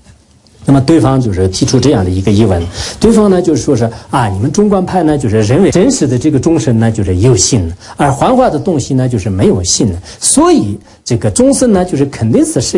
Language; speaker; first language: Chinese; non-native, local second language; Tibetan